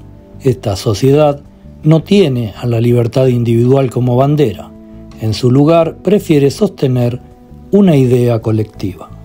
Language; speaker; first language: Spanish; native; Spanish